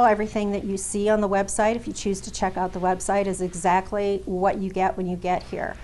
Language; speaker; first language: English; native; English